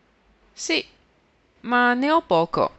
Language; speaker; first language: Italian; non-native, fluent; Chinese